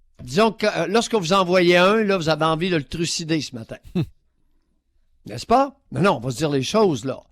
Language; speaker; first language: French; native; French